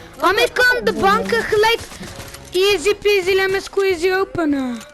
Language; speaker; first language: Dutch; early bilingual, other home language; Turkish